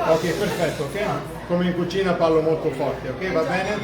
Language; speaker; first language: Italian; native; Italian